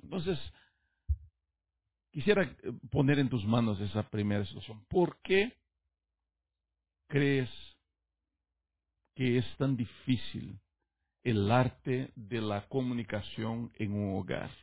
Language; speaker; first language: Spanish; native; Spanish